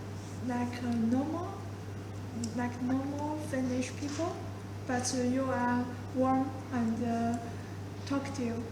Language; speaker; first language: English; non-native, learner; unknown